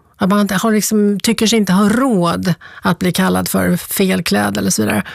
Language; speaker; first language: Swedish; native; Swedish